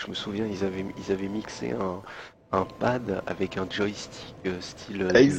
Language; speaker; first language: French; native; French